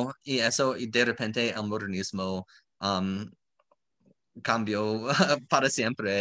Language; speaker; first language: Spanish; non-native, fluent; English